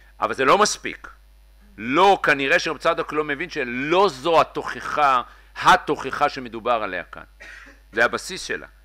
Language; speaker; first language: Hebrew; native; Hebrew